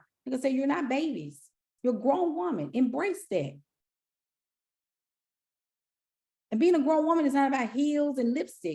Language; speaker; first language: English; native; English